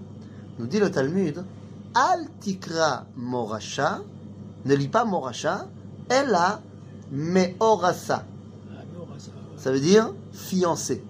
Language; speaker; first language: French; native; French